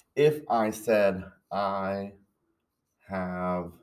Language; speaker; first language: English; native; English